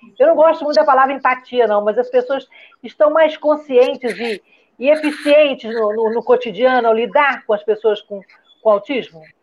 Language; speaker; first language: Portuguese; native; Portuguese